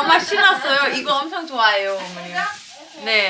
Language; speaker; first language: Korean; non-native, learner; German